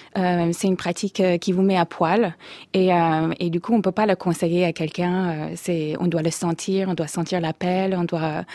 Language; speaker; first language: French; non-native, fluent; English